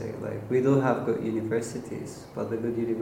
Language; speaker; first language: English; non-native, fluent; Arabic